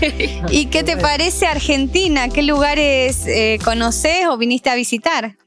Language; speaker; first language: Spanish; native; Spanish